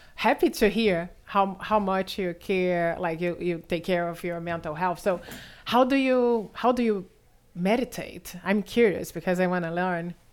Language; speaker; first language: English; non-native, fluent; Portuguese